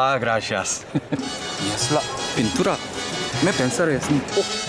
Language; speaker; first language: Spanish; non-native, learner; Korean